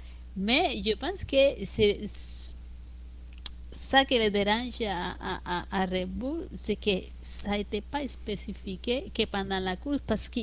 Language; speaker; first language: French; non-native, fluent; Spanish